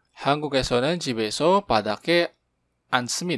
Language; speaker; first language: Korean; non-native, fluent; Indonesian